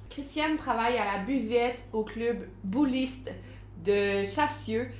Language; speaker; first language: French; native; French